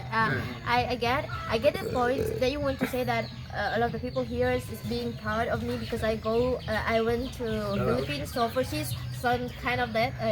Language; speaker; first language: English; non-native, learner; Indonesian